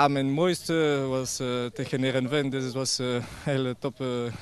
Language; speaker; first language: Dutch; non-native, learner; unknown